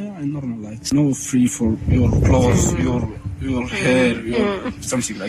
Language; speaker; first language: English; non-native, learner; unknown